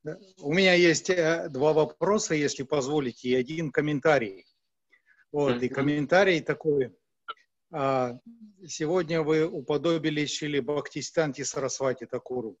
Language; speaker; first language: Russian; native; Russian